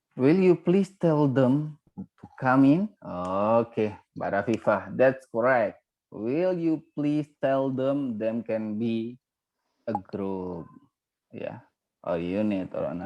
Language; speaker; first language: English; non-native, learner; Indonesian